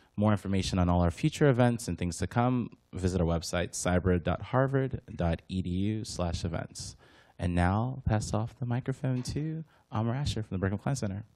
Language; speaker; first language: English; native; English